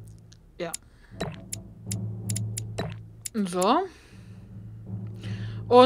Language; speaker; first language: German; native; German